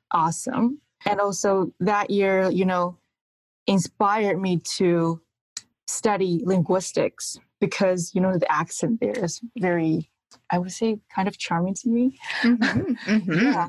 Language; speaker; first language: English; non-native, fluent; Chinese